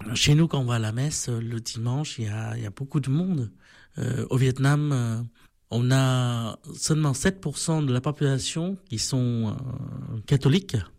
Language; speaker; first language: French; non-native, fluent; Vietnamese